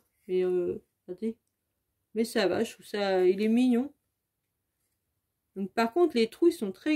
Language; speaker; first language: French; native; French